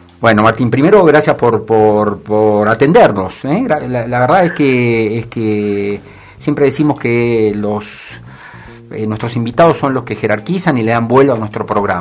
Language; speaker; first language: Spanish; native; Spanish